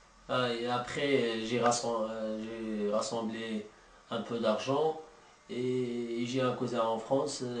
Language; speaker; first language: French; non-native, learner; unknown